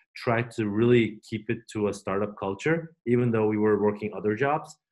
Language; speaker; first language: English; non-native, fluent; Turkish